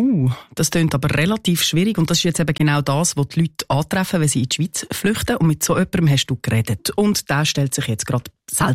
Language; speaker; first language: German; native; German